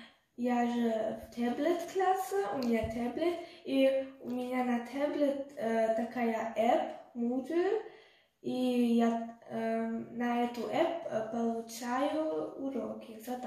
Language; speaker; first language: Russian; early bilingual, heritage; Russian